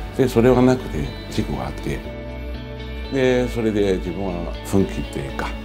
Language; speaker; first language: Japanese; non-native, fluent; Chinese